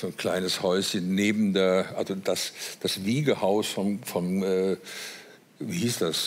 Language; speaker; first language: German; native; German